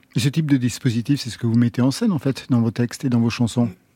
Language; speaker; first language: French; native; French